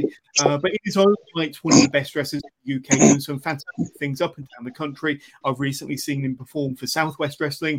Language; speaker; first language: English; native; English